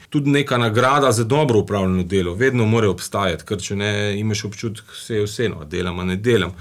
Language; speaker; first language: Slovenian; native; Slovenian